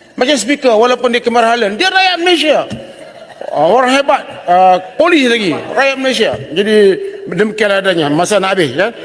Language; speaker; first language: Malay; native; Malay